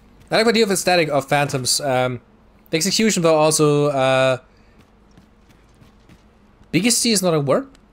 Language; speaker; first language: English; non-native, fluent; German